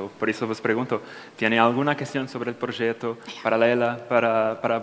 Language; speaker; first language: Spanish; non-native, fluent; Portuguese